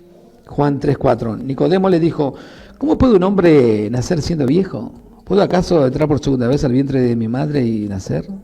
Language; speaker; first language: Spanish; native; Spanish